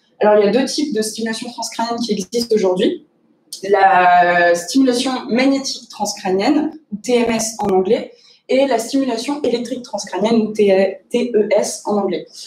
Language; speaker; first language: French; native; French